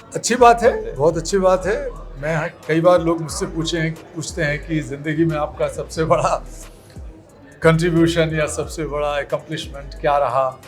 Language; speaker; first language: Hindi; native; Hindi